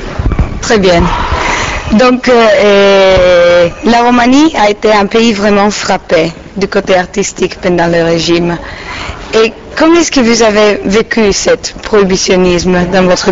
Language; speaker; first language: French; non-native, learner; Italian